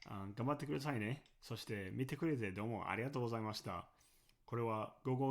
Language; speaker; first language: Japanese; non-native, fluent; English